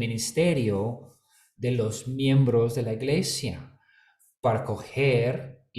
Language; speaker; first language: Spanish; non-native, fluent; English